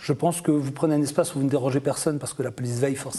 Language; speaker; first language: French; native; French